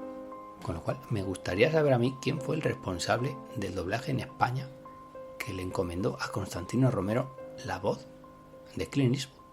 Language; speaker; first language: Spanish; native; Spanish